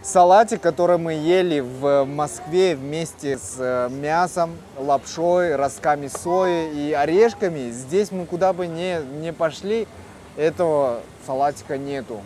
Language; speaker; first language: Russian; native; Russian